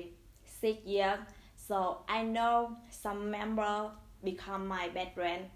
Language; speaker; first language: English; non-native, learner; Vietnamese